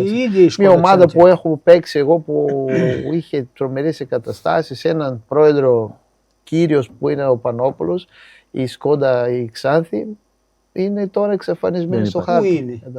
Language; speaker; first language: Greek; non-native, fluent; Portuguese